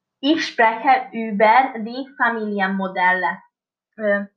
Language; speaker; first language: German; non-native, learner; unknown